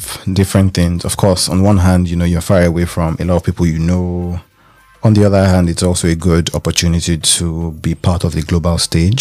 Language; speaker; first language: English; non-native, local second language; Yoruba